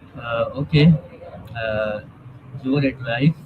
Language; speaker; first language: English; non-native, learner; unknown